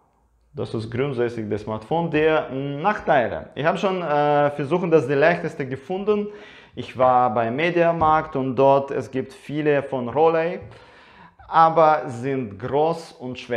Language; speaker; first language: German; non-native, learner; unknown